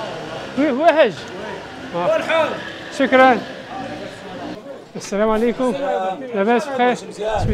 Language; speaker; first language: Arabic; non-native, learner; Korean